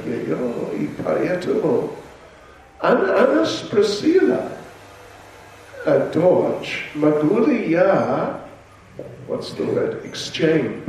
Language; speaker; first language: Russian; non-native, learner; English